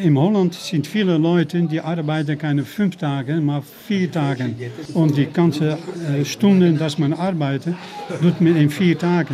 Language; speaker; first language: German; non-native, learner; Dutch